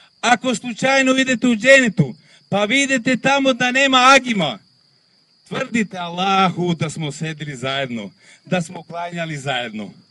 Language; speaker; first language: Bosnian; non-native, local second language; Romany